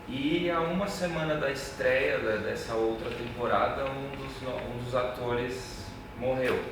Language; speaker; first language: Portuguese; native; Portuguese